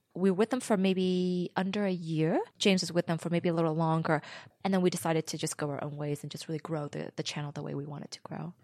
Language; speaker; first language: English; early bilingual, other home language; Vietnamese